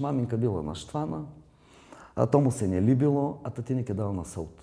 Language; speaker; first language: Czech; non-native, learner; Bulgarian